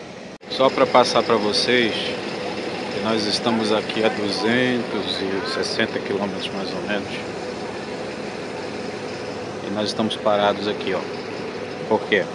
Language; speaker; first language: Portuguese; native; Portuguese